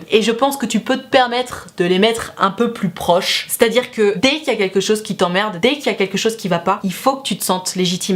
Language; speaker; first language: French; native; French